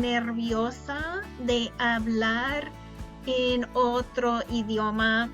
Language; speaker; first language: Spanish; non-native, fluent; English